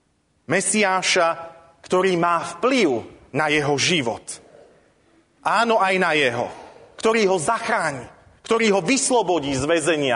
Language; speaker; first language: Slovak; native; Slovak